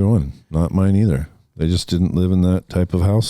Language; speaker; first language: English; native; English